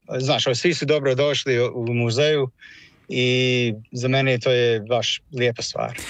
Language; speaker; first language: Croatian; non-native, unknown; English